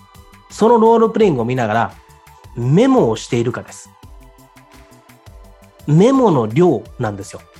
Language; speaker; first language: Japanese; native; Japanese